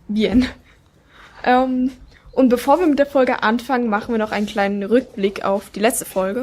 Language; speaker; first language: German; native; German